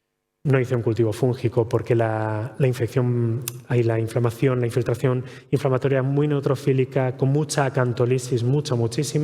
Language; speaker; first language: Spanish; native; Spanish